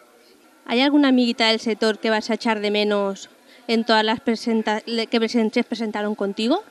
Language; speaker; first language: Spanish; native; Spanish